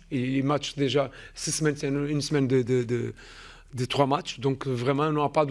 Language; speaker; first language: French; non-native, fluent; Portuguese